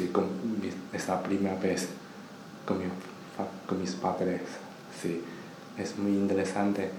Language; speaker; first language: Spanish; non-native, learner; Chinese